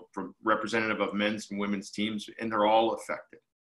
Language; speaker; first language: English; native; English